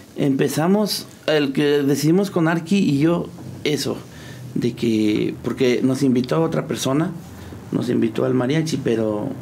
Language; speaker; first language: Spanish; native; Spanish